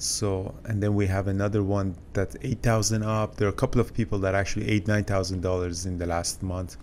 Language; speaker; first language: English; native; English